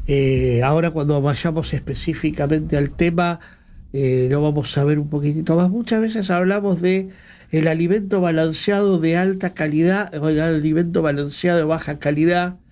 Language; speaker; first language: Spanish; native; Spanish